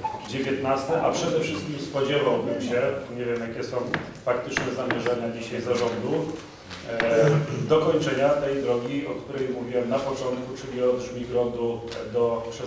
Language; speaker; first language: Polish; native; Polish